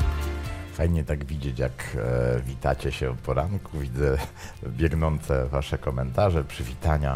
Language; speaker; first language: Polish; native; Polish